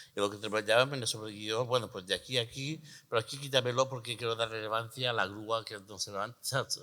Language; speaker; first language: Spanish; non-native, local second language; Catalan